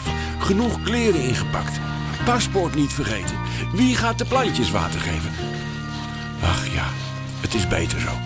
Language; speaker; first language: Dutch; native; Dutch